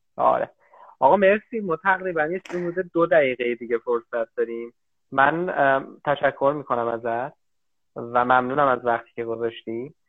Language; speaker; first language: Persian; native; Persian